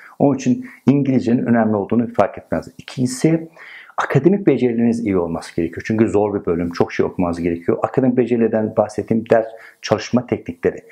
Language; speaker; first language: Turkish; non-native, fluent; Persian